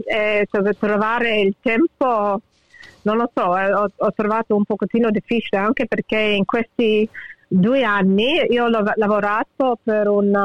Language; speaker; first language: Italian; early bilingual, heritage; English